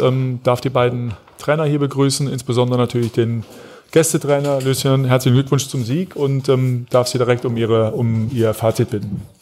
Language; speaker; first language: German; native; German